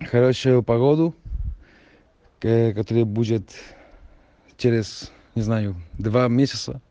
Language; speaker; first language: Russian; non-native, fluent; Georgian